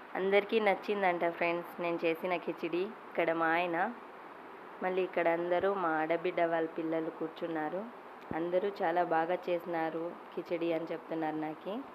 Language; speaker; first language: Telugu; non-native, local second language; Urdu